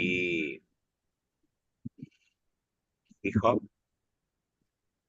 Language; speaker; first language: English; non-native, learner; Spanish